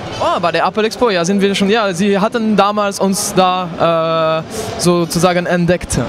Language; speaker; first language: German; non-native, fluent; French